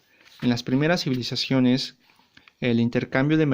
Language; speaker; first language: Spanish; native; Spanish